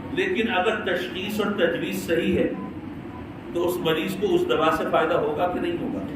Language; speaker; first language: Urdu; native; Urdu